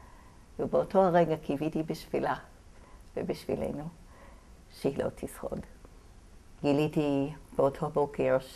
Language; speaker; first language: Hebrew; non-native, fluent; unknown